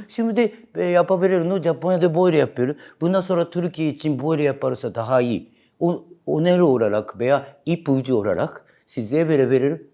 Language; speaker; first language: Turkish; non-native, learner; Japanese